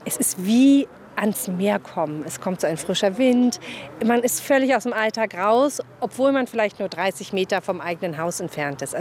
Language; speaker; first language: German; native; German